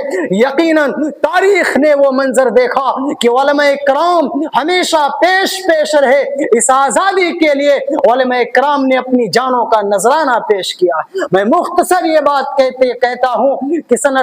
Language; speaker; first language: Urdu; native; Urdu